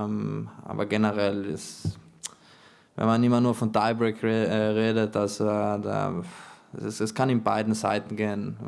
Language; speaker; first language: German; non-native, fluent; Italian